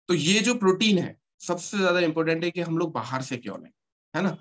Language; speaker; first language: Hindi; native; Hindi